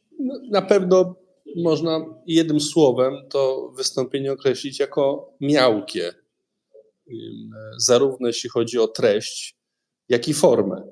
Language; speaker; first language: Polish; native; Polish